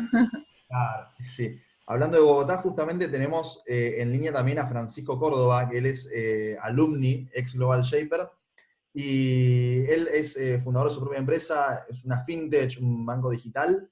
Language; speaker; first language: Spanish; native; Spanish